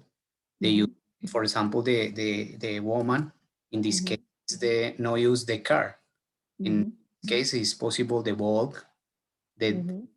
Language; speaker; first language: English; non-native, learner; Spanish